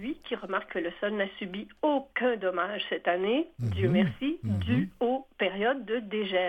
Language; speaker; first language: French; native; French